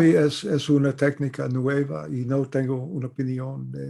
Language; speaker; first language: Spanish; non-native, fluent; English